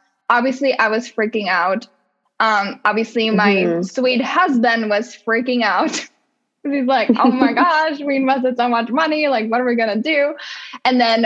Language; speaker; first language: English; non-native, fluent; Czech